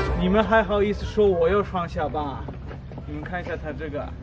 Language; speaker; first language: Chinese; non-native, fluent; German